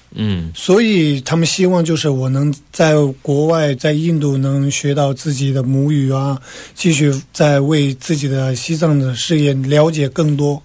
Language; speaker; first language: Chinese; non-native, local second language; Tibetan